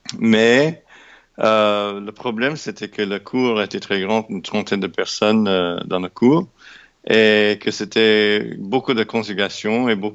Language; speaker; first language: French; non-native, fluent; English